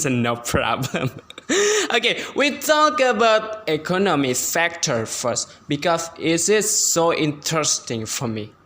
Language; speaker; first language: English; non-native, learner; Indonesian